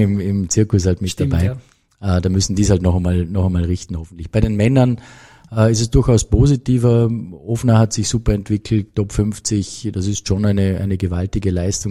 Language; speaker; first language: German; native; German